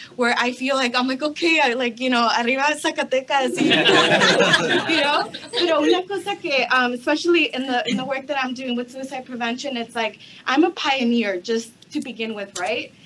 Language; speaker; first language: English; native; English